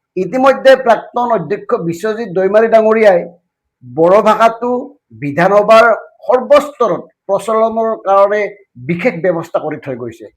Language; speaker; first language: Assamese; native; Assamese